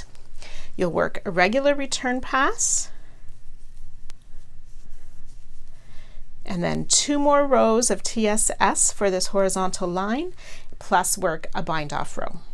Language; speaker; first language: English; native; English